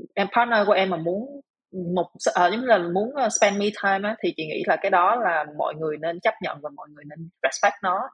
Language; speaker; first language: Vietnamese; native; Vietnamese